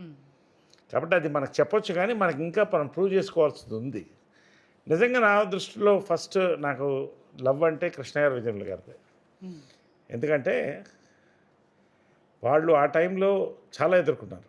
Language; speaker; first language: Telugu; native; Telugu